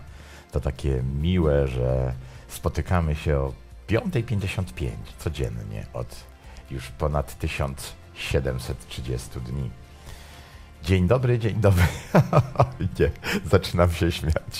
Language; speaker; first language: Polish; native; Polish